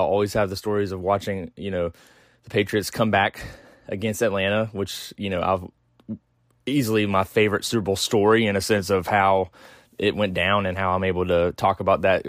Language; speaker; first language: English; native; English